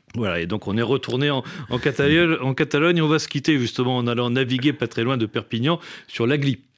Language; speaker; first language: French; native; French